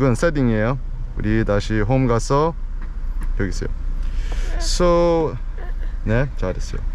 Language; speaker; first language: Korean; early bilingual, heritage; English